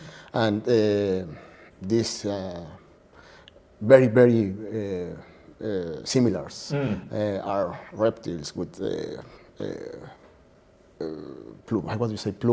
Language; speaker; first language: English; non-native, learner; Spanish